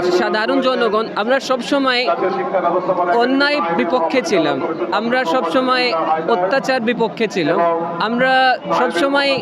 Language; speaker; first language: Bangla; non-native, fluent; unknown